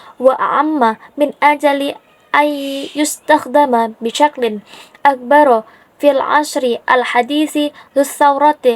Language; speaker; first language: Arabic; non-native, learner; Indonesian